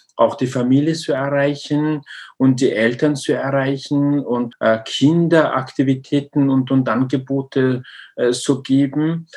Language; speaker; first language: German; non-native, learner; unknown